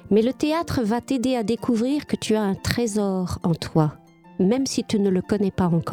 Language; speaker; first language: French; native; French